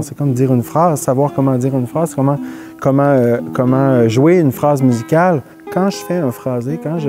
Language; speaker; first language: French; native; French